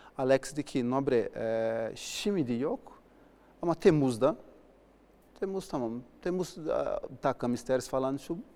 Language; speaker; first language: Turkish; non-native, learner; Portuguese